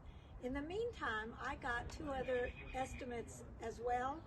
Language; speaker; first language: English; native; English